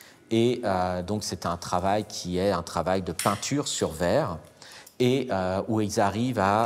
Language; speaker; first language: French; native; French